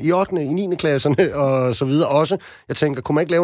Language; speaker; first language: Danish; native; Danish